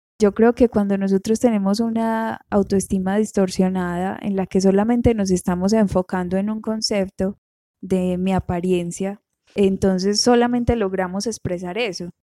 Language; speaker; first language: Spanish; native; Spanish